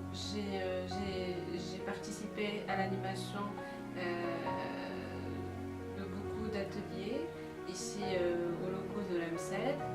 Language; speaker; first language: French; non-native, local second language; Arabic